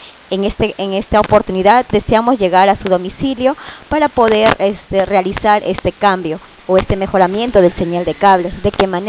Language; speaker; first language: Spanish; native; Spanish